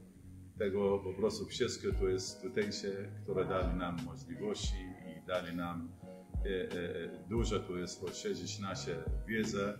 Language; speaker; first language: Polish; non-native, fluent; Arabic